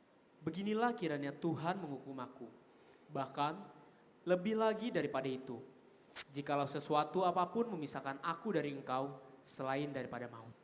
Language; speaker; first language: Indonesian; native; Indonesian